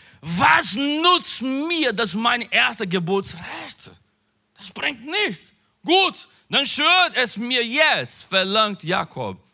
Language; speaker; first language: German; non-native, learner; Portuguese